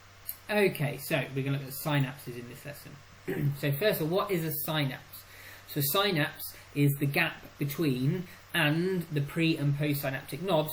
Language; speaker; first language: English; native; English